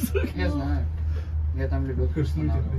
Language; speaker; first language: Russian; native; Russian